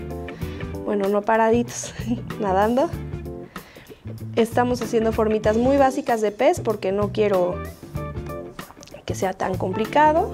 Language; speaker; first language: Spanish; native; Spanish